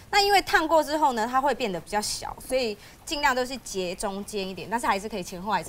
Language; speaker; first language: Chinese; native; Chinese